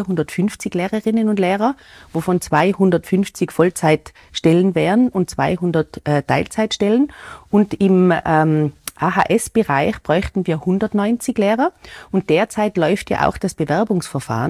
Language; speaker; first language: German; native; German